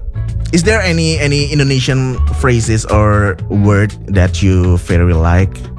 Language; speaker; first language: English; non-native, fluent; Indonesian